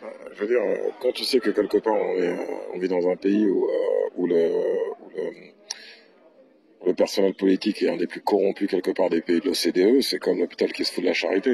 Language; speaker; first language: French; native; French